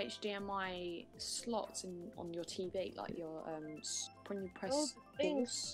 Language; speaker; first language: English; native; English